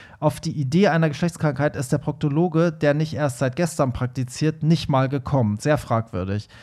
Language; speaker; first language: German; early bilingual, other home language; Persian